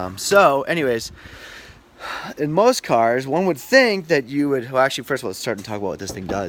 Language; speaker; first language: English; native; English